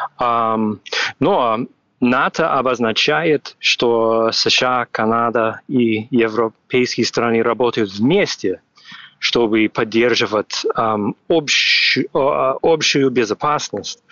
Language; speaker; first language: Russian; non-native, fluent; English